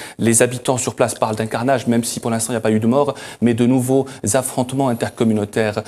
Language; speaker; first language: French; non-native, local second language; Arabic